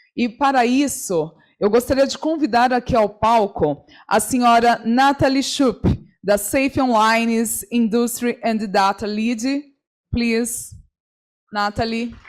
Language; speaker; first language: Portuguese; native; Portuguese